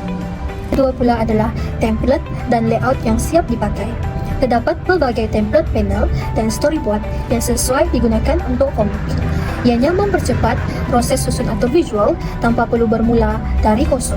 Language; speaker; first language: Malay; native; Malay